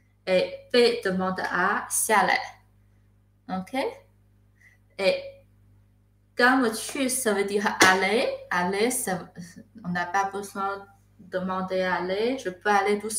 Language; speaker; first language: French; non-native, fluent; Chinese